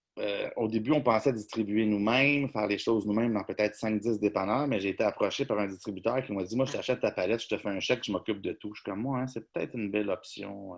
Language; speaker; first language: French; native; French